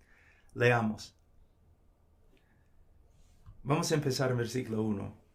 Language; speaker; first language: Spanish; non-native, fluent; English